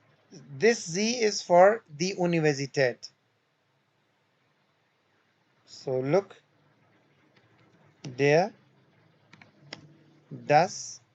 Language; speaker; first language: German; non-native, learner; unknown